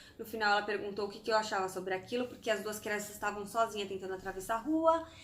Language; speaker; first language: Portuguese; native; Portuguese